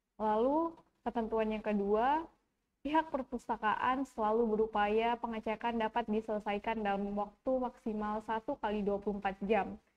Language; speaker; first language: Indonesian; native; Indonesian